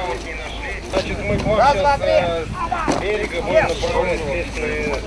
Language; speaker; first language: Russian; native; Russian